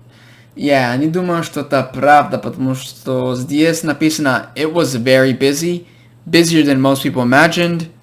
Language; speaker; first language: Russian; non-native, fluent; English